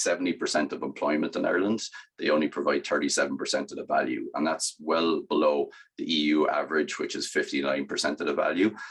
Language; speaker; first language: English; native; English